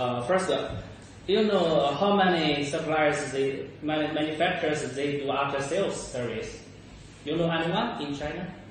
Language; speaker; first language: English; non-native, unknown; Chinese